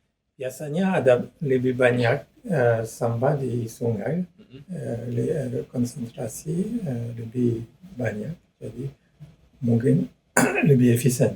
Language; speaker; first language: Indonesian; non-native, learner; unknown